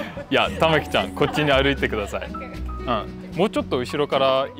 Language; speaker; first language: Japanese; early bilingual, heritage; English